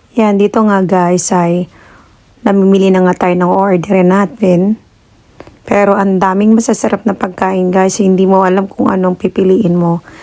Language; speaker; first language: Filipino; native; Filipino